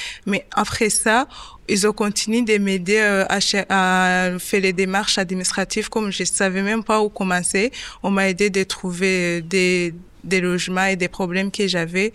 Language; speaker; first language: French; non-native, local second language; Kinyarwanda